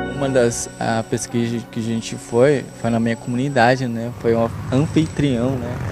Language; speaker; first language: Portuguese; non-native, local second language; Ticuna